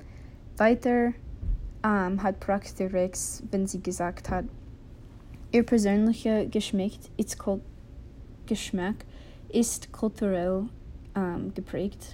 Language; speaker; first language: German; non-native, learner; English